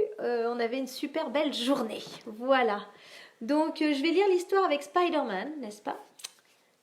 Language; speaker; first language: French; native; French